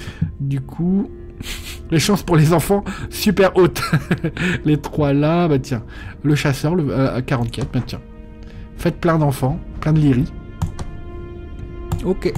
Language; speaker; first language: French; native; French